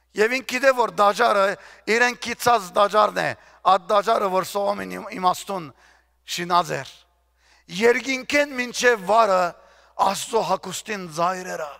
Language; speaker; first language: Armenian; early bilingual, heritage; Armenian